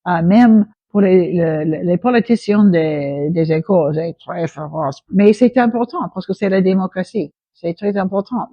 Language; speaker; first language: French; non-native, fluent; English